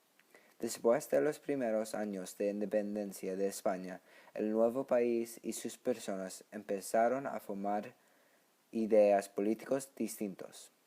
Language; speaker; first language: Spanish; non-native, learner; English